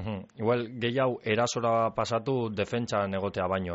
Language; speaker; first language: Basque; native; Basque